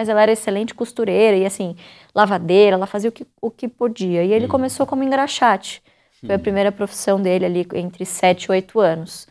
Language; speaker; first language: Portuguese; native; Portuguese